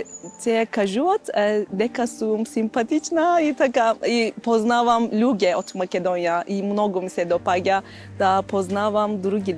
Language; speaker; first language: Macedonian; non-native, learner; Turkish